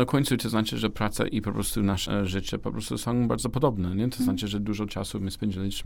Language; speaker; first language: Polish; non-native, learner; English